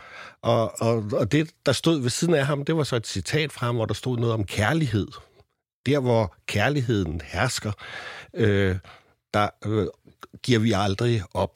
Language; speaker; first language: Danish; native; Danish